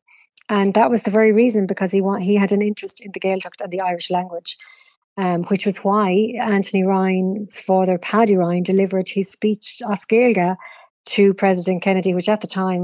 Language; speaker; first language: English; native; English